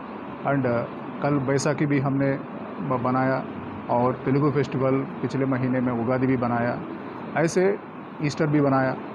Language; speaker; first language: Hindi; non-native, local second language; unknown